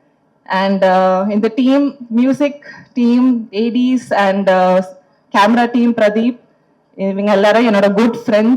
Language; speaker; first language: Tamil; non-native, local second language; Malayalam